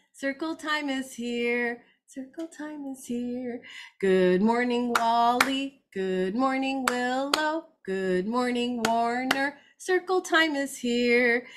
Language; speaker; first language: English; native; English